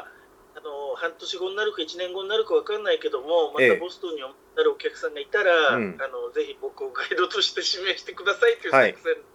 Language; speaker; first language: Japanese; native; Japanese